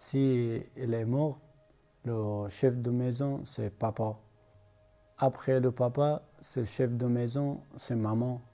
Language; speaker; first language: French; non-native, learner; Persian